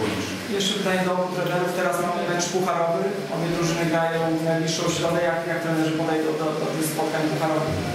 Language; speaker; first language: Polish; native; Polish